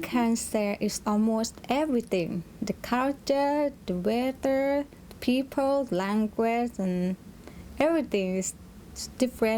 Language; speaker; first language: English; non-native, learner; Thai